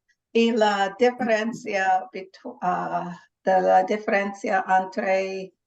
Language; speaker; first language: Spanish; non-native, learner; English